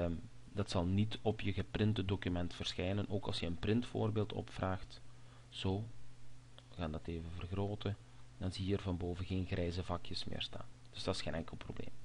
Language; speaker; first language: Dutch; native; Dutch